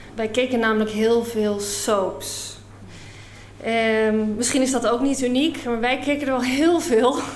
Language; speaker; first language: Dutch; non-native, fluent; English